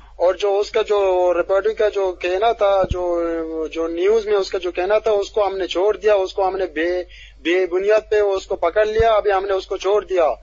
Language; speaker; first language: Urdu; non-native, local second language; Baluchi